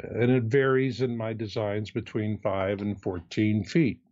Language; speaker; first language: English; native; English